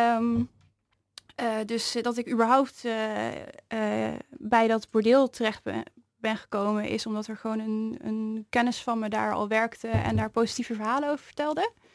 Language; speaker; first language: Dutch; native; Dutch